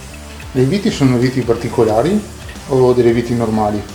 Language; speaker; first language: Italian; native; Italian